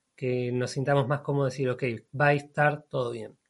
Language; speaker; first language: Spanish; native; Spanish